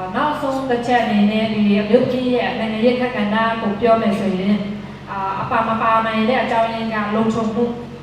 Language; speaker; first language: Burmese; non-native, local second language; Shwe Palaung